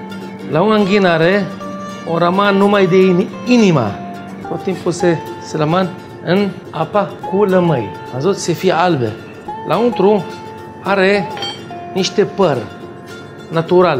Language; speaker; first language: Romanian; non-native, fluent; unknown